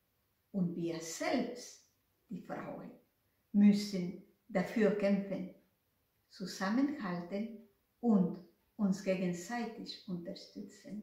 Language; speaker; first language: German; non-native, fluent; Spanish